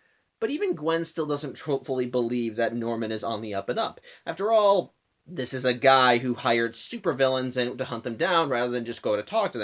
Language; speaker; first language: English; native; English